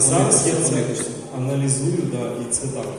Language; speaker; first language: Ukrainian; non-native, local second language; Russian